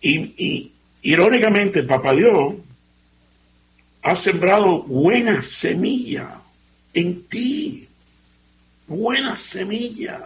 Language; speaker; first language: Spanish; native; Spanish